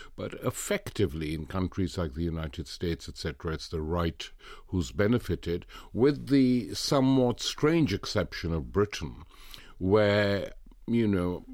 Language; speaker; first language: English; non-native, local second language; Punjabi